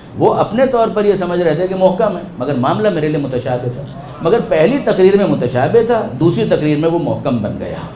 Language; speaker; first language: Urdu; non-native, local second language; Gujarati